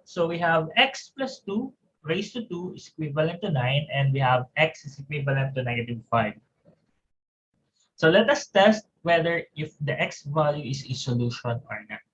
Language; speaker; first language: English; non-native, local second language; Filipino